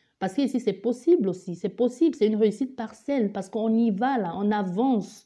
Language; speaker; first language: French; native; French